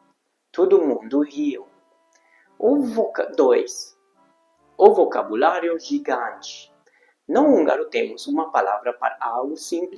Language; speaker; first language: Portuguese; non-native, fluent; Hungarian